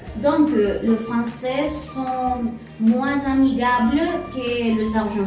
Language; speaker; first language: French; non-native, learner; Spanish